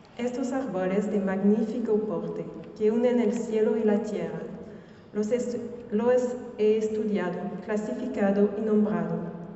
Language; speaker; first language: Spanish; non-native, learner; French